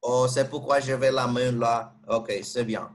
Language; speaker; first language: French; non-native, fluent; Spanish